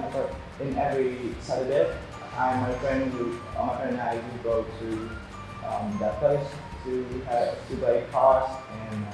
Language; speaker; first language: English; non-native, learner; Vietnamese